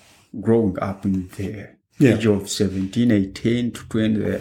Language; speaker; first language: English; non-native, local second language; Ganda